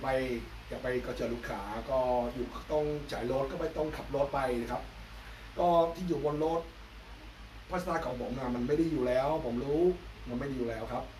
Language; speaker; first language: Thai; non-native, learner; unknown